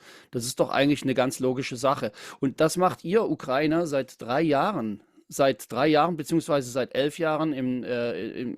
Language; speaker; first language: German; native; German